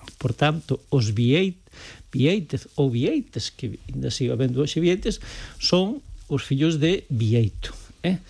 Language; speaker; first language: Galician; native; Galician